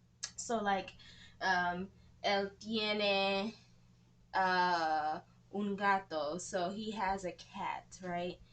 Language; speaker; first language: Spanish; non-native, learner; English